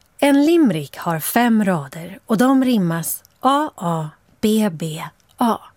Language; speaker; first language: Swedish; native; Swedish